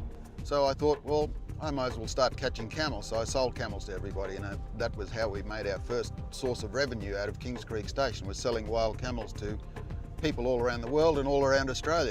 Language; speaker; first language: English; native; English